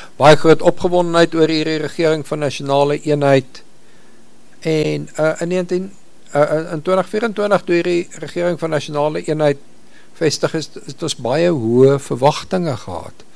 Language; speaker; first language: Afrikaans; native; Afrikaans